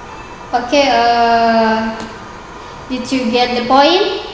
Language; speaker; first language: English; non-native, learner; Indonesian